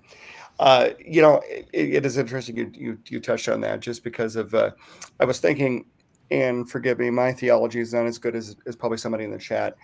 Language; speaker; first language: English; native; English